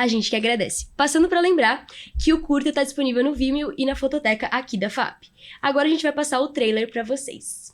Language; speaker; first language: Portuguese; native; Portuguese